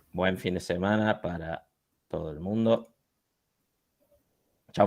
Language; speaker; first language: Spanish; native; Spanish